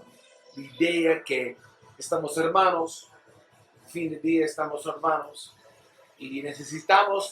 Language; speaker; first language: Spanish; non-native, learner; English